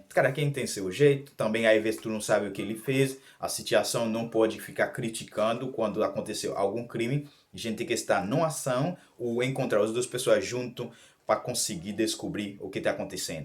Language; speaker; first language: Portuguese; non-native, learner; Haitian Creole